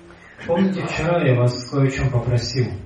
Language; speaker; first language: Russian; native; Russian